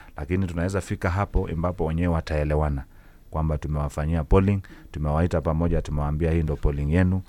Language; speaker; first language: Swahili; non-native, local second language; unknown